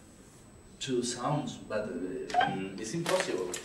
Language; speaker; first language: English; non-native, learner; Spanish